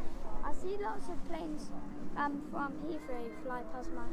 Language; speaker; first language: English; native; English